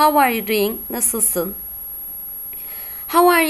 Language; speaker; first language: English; non-native, fluent; Turkish